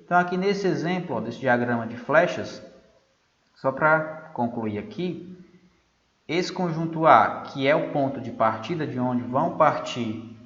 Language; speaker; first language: Portuguese; native; Portuguese